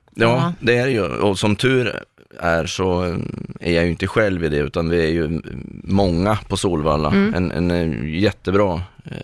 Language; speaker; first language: Swedish; native; Swedish